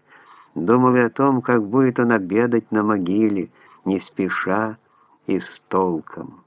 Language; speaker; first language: Russian; native; Russian